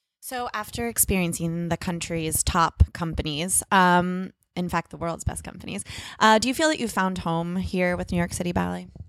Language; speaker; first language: English; native; English